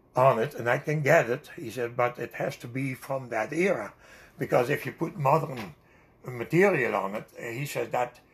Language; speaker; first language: English; non-native, fluent; Dutch